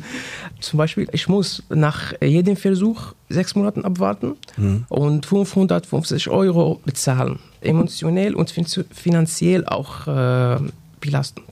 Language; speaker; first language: German; non-native, learner; Arabic